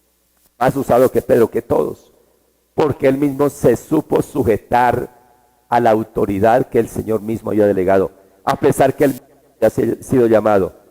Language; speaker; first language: Spanish; native; Spanish